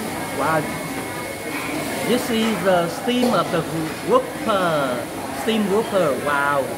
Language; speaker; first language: English; non-native, fluent; Vietnamese